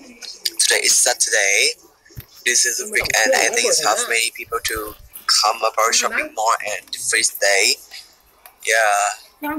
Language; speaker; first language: English; non-native, learner; Thai